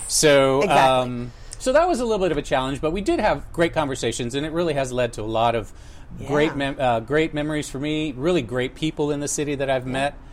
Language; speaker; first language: English; native; English